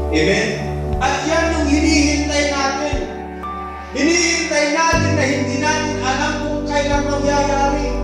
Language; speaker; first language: Filipino; non-native, local second language; Iloko